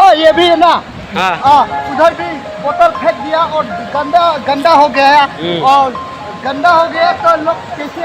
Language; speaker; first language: Hindi; non-native, local second language; Karbi